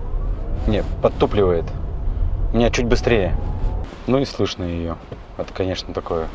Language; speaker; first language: Russian; native; Russian